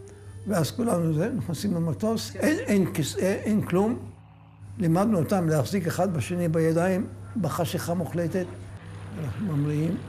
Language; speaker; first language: Hebrew; non-native, fluent; Arabic